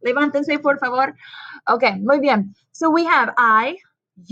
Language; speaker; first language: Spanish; non-native, fluent; English